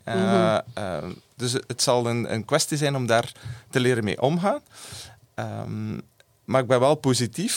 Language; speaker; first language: Dutch; native; Dutch